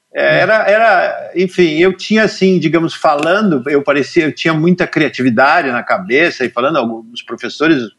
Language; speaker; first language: Portuguese; native; Portuguese